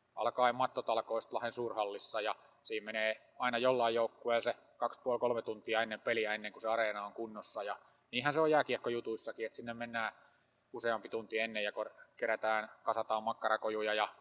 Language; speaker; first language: Finnish; native; Finnish